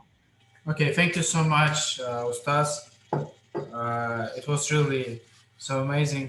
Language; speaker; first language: English; non-native, fluent; Russian